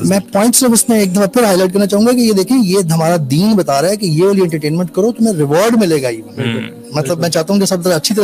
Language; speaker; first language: Urdu; native; Urdu